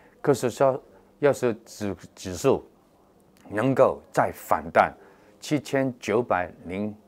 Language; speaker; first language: Chinese; non-native, local second language; Cantonese